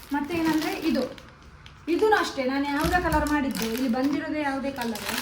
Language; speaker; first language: Kannada; non-native, local second language; Tulu